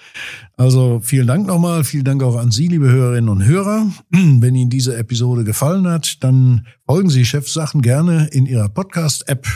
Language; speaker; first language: German; native; German